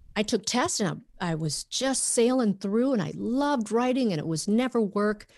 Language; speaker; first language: English; native; English